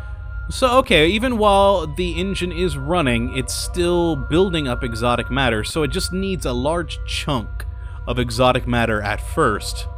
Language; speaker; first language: English; native; English